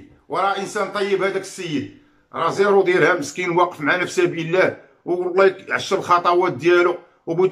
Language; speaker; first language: Arabic; native; Arabic